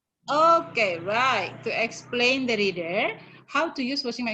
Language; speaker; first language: English; non-native, fluent; Indonesian